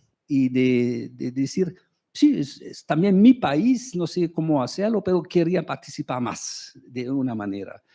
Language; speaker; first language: Spanish; non-native, fluent; German